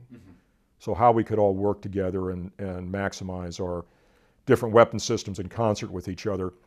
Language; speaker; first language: English; native; English